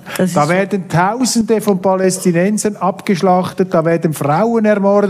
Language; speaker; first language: German; native; German